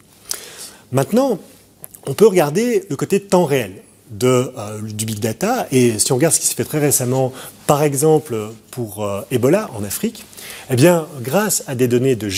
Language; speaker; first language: French; native; French